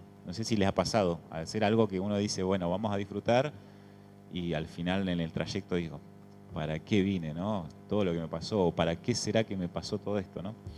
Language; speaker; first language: Spanish; native; Spanish